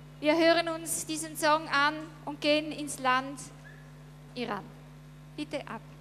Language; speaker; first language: German; native; German